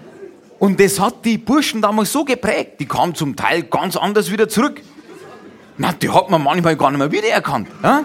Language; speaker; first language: German; native; German